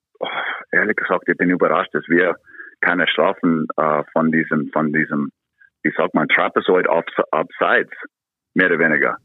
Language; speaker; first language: German; non-native, fluent; English